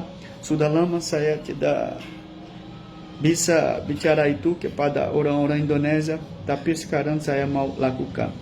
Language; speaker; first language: Indonesian; non-native, learner; Portuguese